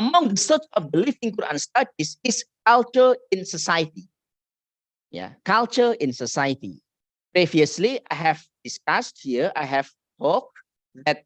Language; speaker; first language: English; non-native, learner; Indonesian